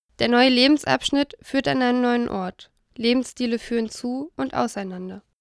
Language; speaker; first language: German; native; German